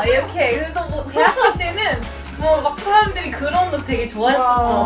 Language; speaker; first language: Korean; non-native, fluent; English